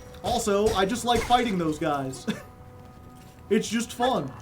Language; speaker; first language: English; native; English